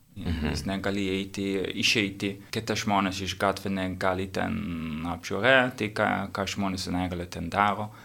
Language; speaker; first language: Lithuanian; non-native, learner; English